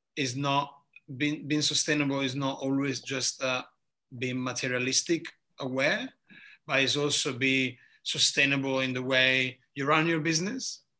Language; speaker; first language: English; non-native, fluent; Italian